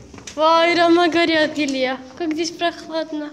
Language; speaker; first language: Russian; native; Russian